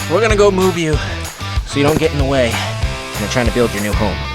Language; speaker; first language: English; native; English